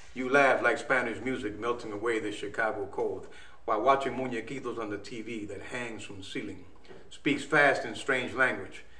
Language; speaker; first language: English; native; English